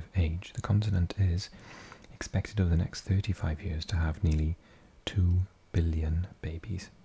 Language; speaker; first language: English; native; English